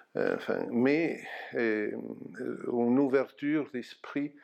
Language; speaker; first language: French; non-native, fluent; Spanish